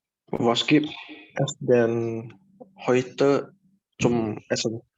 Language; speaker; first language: German; non-native, learner; Indonesian